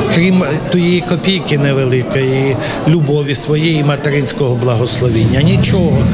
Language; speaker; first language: Ukrainian; native; Ukrainian